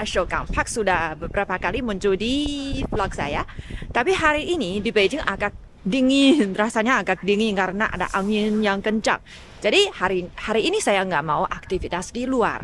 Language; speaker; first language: Indonesian; non-native, fluent; Chinese